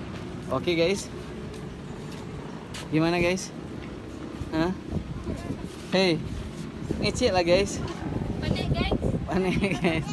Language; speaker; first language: Indonesian; non-native, local second language; Minangkabau